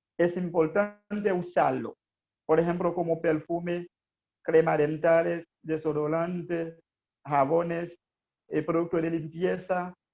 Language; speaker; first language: Spanish; non-native, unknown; Haitian Creole